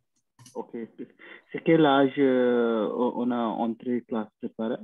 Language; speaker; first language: French; non-native, learner; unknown